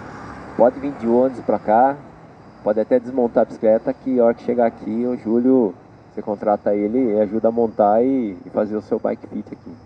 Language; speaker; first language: Portuguese; native; Portuguese